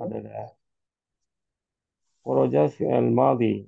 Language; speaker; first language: Indonesian; non-native, learner; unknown